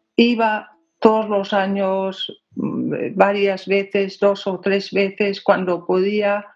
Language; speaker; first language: Spanish; non-native, fluent; Danish